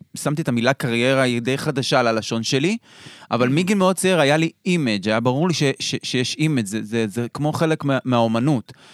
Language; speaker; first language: Hebrew; native; Hebrew